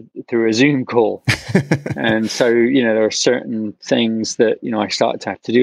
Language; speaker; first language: English; native; English